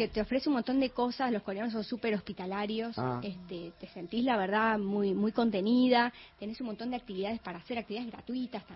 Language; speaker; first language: Spanish; native; Spanish